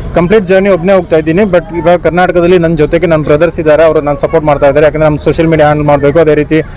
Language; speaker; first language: Kannada; native; Kannada